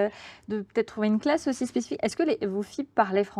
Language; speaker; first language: French; native; French